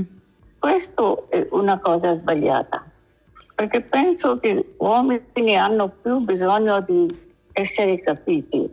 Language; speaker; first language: Italian; non-native, learner; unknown